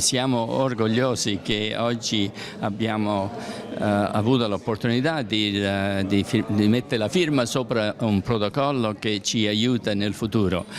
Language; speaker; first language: Italian; early bilingual, heritage; Italian